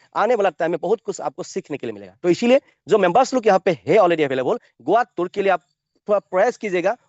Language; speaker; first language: Hindi; non-native, local second language; Assamese